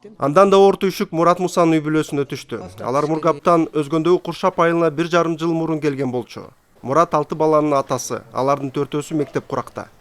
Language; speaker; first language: Kyrgyz; native; Kyrgyz